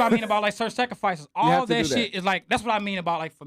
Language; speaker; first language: English; native; English